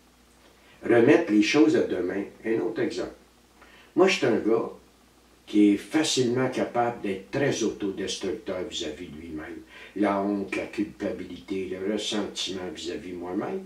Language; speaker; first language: French; native; French